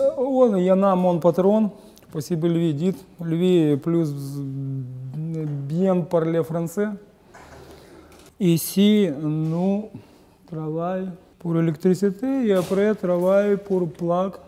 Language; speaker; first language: French; non-native, learner; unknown